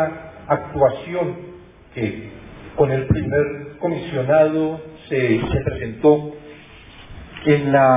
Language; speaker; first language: Spanish; native; Spanish